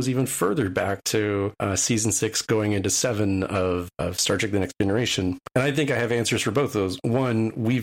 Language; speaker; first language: English; native; English